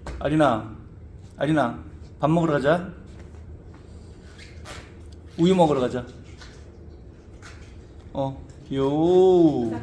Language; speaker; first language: Korean; native; Korean